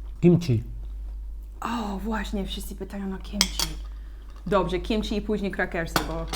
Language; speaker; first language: Polish; non-native, learner; English